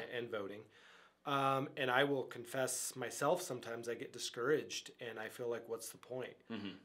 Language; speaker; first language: English; native; English